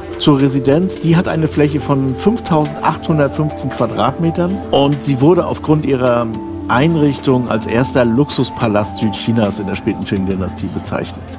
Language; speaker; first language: German; native; German